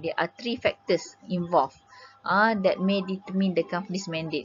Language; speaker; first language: English; non-native, local second language; Malay